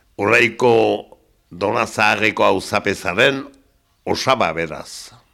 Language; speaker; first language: Basque; native; Basque